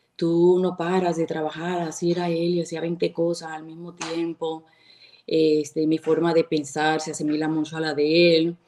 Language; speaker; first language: Spanish; native; Spanish